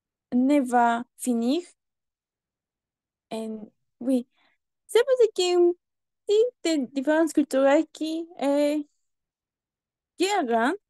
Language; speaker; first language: French; non-native, learner; Spanish